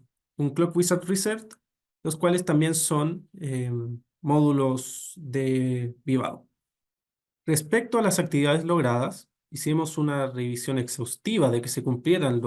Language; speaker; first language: Spanish; native; Spanish